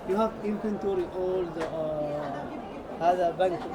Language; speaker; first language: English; non-native, learner; Arabic